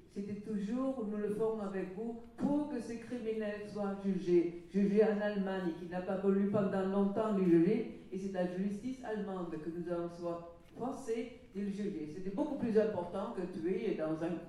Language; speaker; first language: French; non-native, fluent; German